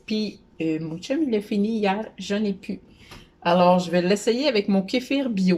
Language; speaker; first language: French; native; French